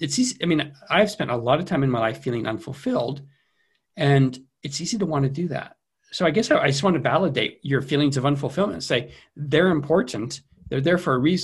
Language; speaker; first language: English; native; English